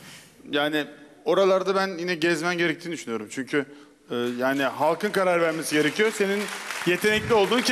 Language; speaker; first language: Turkish; native; Turkish